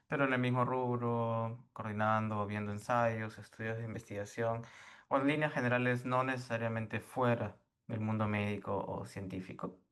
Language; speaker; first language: Spanish; native; Spanish